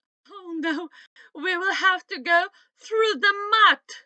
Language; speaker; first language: English; non-native, fluent; Slovenian